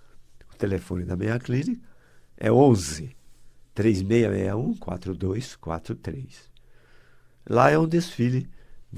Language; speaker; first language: Portuguese; native; Portuguese